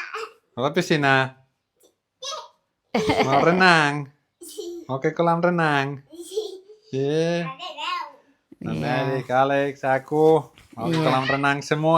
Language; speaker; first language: Indonesian; non-native, learner; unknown